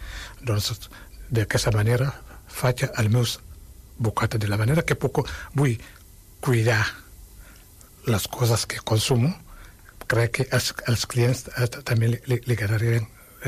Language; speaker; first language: Catalan; non-native, fluent; Wolof